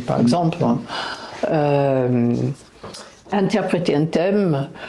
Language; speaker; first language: French; non-native, fluent; English